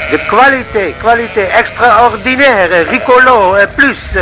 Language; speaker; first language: French; non-native, learner; Dutch